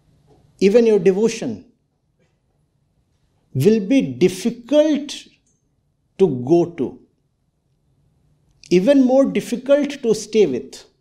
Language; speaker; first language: English; non-native, local second language; Hindi